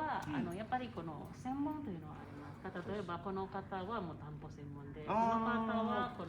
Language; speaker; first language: Japanese; non-native, fluent; Indonesian